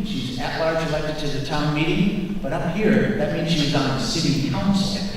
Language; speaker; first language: English; native; English